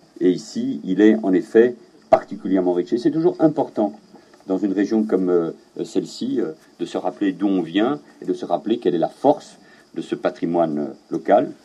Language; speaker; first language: French; native; French